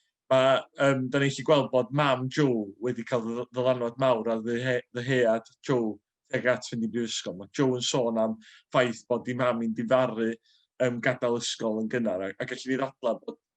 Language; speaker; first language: Welsh; native; Welsh